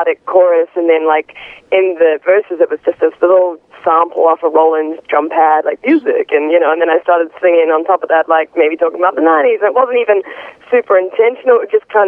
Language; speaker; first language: English; native; English